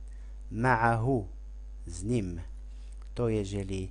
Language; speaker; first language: Polish; non-native, fluent; Arabic